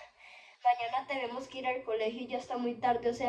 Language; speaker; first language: Spanish; native; Spanish